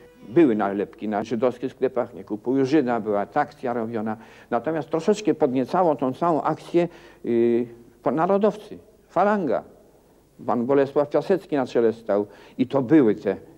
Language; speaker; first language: Polish; native; Polish